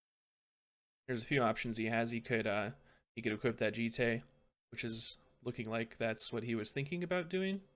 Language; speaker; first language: English; native; English